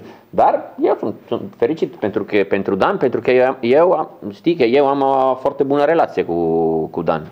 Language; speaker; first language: Romanian; non-native, learner; Italian